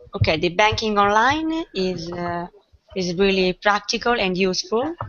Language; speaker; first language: English; non-native, learner; Italian